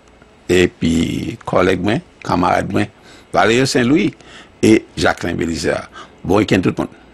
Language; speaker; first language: French; early bilingual, heritage; Haitian Creole